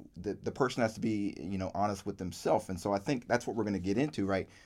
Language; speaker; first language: English; native; English